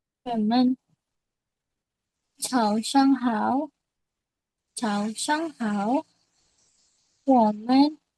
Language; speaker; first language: Chinese; non-native, learner; Indonesian